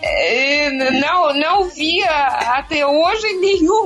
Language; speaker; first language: Portuguese; non-native, learner; Russian